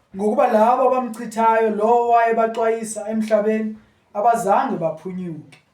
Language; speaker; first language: Zulu; non-native, local second language; Xhosa